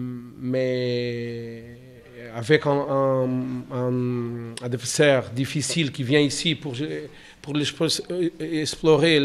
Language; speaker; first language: French; non-native, learner; Portuguese